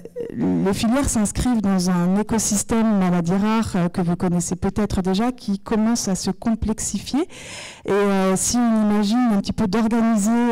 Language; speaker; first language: French; native; French